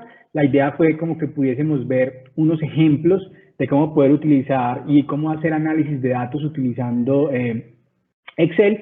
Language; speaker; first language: Spanish; native; Spanish